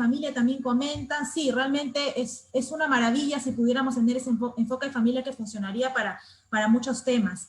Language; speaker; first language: Spanish; native; Spanish